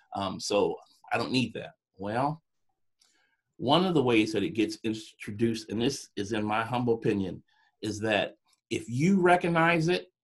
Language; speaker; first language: English; native; English